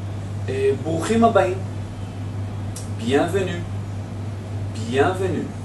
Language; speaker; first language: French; non-native, fluent; Hebrew